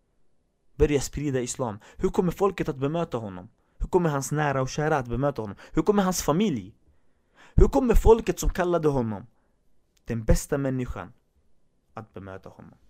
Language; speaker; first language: Swedish; early bilingual, other home language; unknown